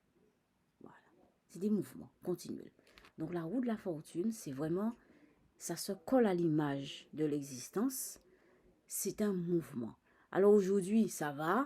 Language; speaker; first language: French; native; French